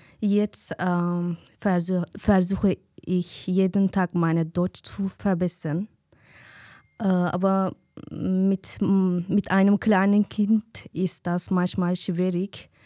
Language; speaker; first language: German; non-native, learner; Kurdish